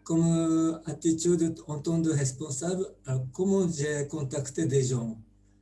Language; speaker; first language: French; non-native, learner; Japanese